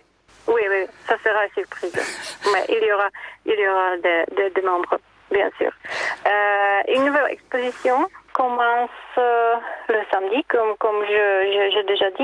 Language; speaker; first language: French; non-native, learner; Czech